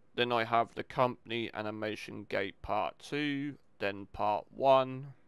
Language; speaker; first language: English; native; English